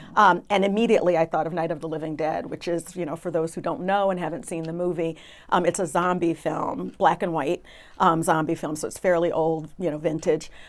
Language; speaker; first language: English; native; English